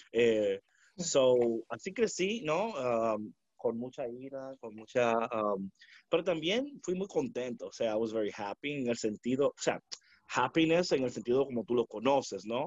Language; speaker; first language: Spanish; early bilingual, heritage; Spanish